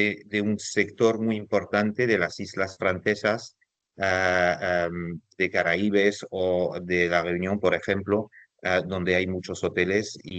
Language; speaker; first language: Spanish; non-native, fluent; French